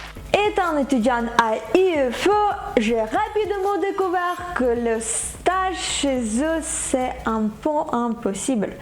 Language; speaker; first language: French; non-native, fluent; Ukrainian